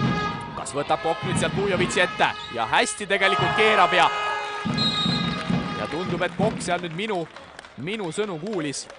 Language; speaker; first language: Estonian; native; Estonian